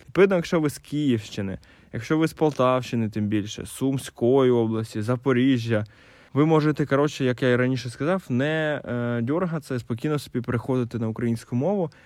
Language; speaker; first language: Ukrainian; non-native, local second language; Russian